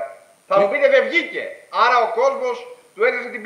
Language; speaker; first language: Greek; native; Greek